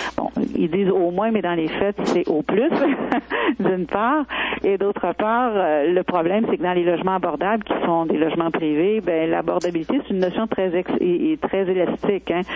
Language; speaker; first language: French; native; French